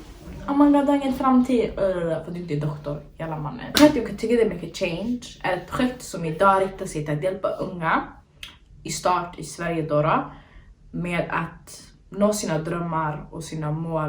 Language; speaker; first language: Swedish; early bilingual, other home language; Somali